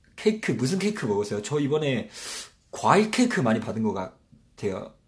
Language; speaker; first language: Korean; non-native, fluent; Chinese